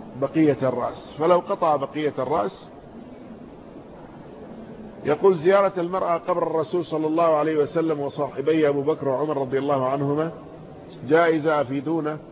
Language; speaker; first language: Arabic; native; Arabic